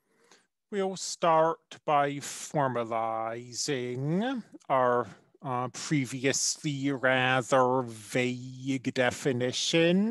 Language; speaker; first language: English; native; English